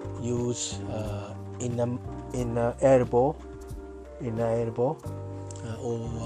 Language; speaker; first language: English; non-native, learner; Japanese